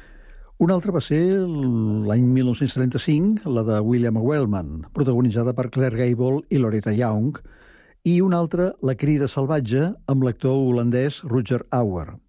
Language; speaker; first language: Catalan; native; Catalan